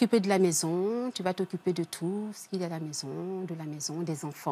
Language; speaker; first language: French; early bilingual, other home language; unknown